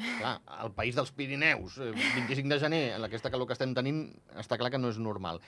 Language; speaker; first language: Catalan; native; Catalan